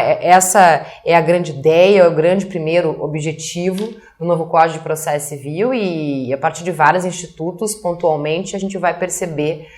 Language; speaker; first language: Portuguese; native; Portuguese